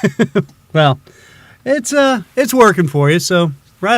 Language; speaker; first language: English; native; English